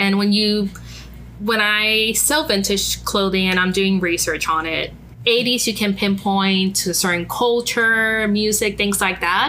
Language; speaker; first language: English; non-native, fluent; Spanish